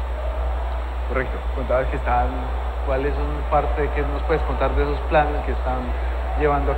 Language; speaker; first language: Spanish; native; Spanish